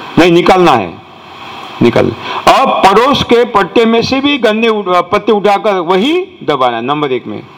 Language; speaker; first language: Hindi; non-native, local second language; Marathi